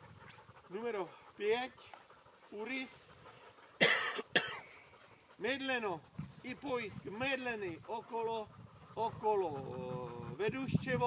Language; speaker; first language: Russian; non-native, learner; Czech